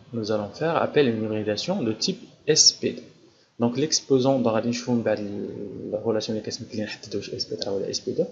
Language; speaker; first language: French; non-native, local second language; Arabic